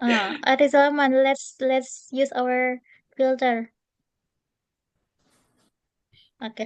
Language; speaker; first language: English; non-native, fluent; Indonesian